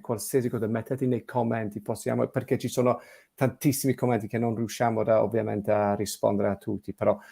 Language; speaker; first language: Italian; non-native, fluent; English